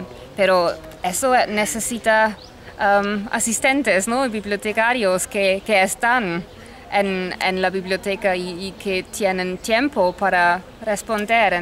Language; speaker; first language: Spanish; non-native, fluent; English